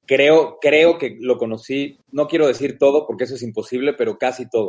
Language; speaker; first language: Spanish; native; Spanish